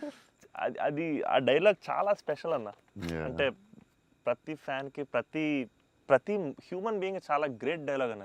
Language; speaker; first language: Telugu; native; Telugu